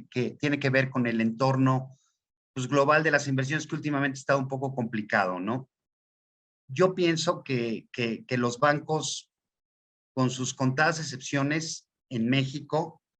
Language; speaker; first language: Spanish; native; Spanish